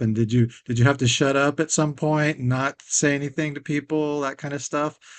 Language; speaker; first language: English; native; English